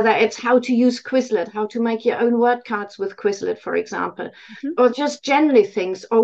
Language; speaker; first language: English; non-native, fluent; German